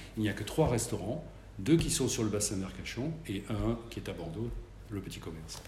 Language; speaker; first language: French; native; French